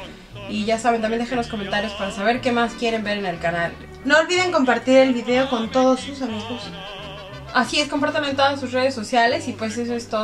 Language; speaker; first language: Spanish; native; Spanish